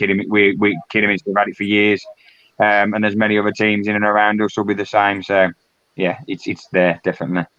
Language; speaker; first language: English; native; English